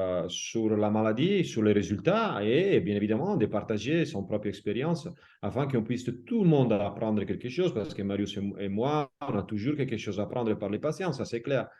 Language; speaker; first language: French; non-native, fluent; Italian